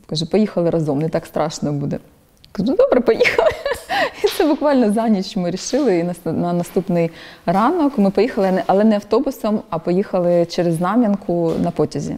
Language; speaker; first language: Ukrainian; native; Ukrainian